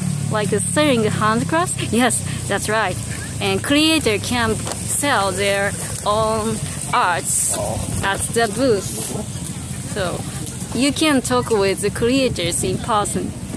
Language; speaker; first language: English; non-native, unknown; Japanese